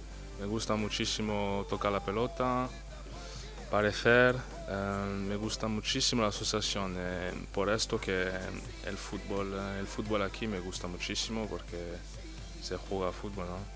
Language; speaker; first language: Spanish; non-native, fluent; French